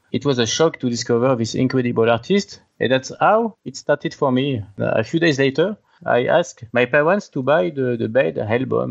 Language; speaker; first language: English; non-native, learner; French